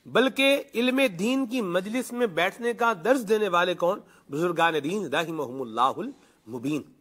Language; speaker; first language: Urdu; non-native, local second language; Punjabi